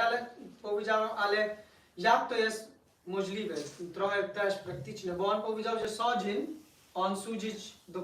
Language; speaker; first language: Polish; non-native, learner; Hindi